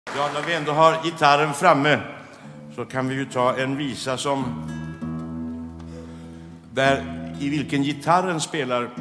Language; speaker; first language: Swedish; native; Swedish